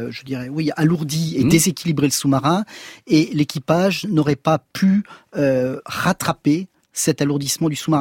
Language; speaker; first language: French; native; French